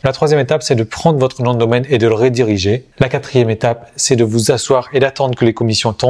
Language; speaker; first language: French; native; French